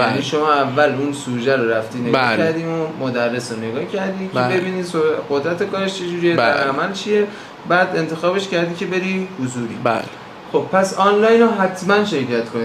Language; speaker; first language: Persian; native; Persian